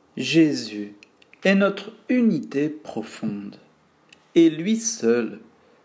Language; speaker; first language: French; native; French